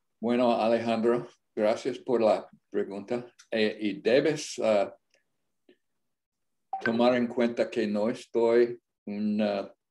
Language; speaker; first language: Spanish; non-native, learner; English